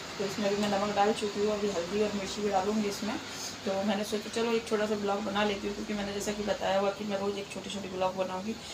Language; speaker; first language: Hindi; non-native, local second language; Bangla